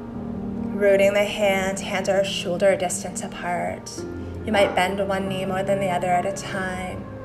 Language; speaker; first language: English; native; English